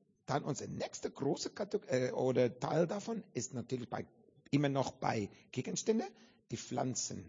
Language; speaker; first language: German; non-native, fluent; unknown